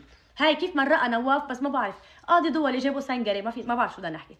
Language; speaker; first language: Arabic; native; Arabic